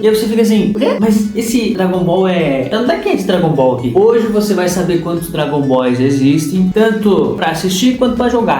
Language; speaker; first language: Portuguese; native; Portuguese